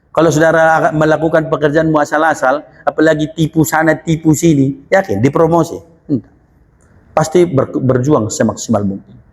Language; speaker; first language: Indonesian; non-native, local second language; Batak Toba